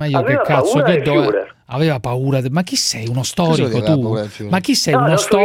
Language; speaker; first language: Italian; native; Italian